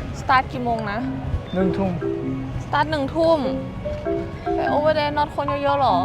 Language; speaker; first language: Thai; native; Thai